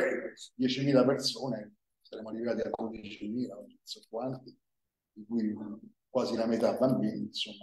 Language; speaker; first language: Italian; native; Italian